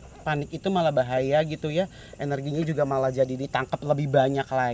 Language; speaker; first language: Indonesian; native; Indonesian